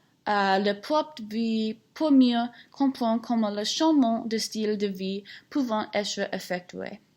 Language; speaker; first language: French; non-native, learner; English